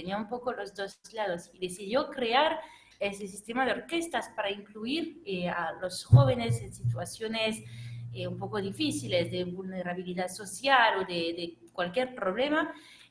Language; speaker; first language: Spanish; non-native, fluent; French